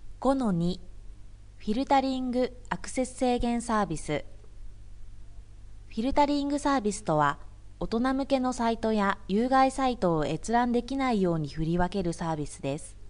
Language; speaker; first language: Japanese; native; Japanese